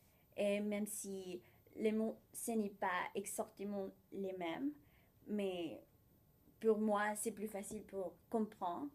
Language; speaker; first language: French; non-native, learner; Spanish